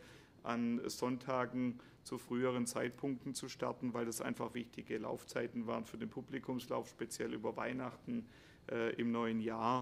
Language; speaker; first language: German; native; German